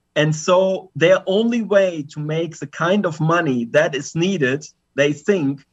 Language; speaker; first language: English; non-native, fluent; German